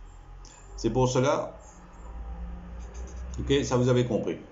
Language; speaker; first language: French; non-native, local second language; Morisyen